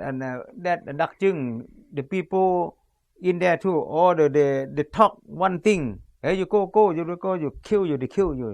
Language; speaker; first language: English; non-native, learner; Lao